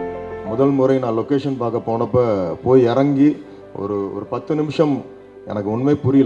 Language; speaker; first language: Tamil; native; Tamil